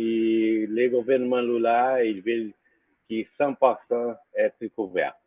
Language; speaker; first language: French; non-native, fluent; Portuguese